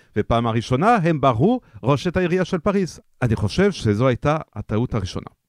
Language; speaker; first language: Hebrew; non-native, fluent; French